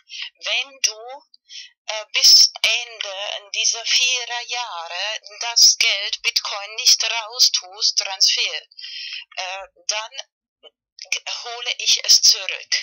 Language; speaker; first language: German; non-native, fluent; Spanish